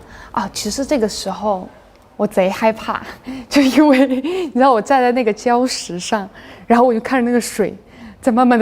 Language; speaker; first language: Chinese; native; Chinese